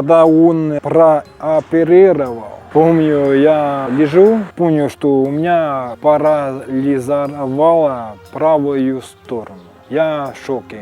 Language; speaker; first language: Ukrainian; non-native, local second language; Russian